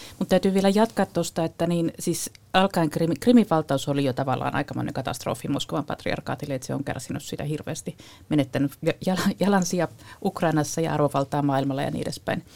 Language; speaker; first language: Finnish; native; Finnish